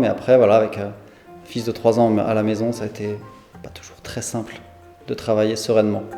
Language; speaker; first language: French; native; French